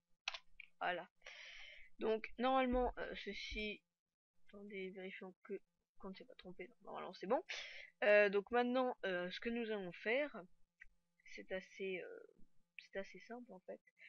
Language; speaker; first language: French; native; French